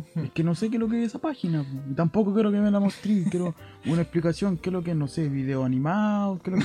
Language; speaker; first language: Spanish; native; Spanish